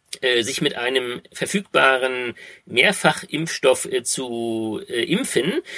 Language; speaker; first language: German; native; German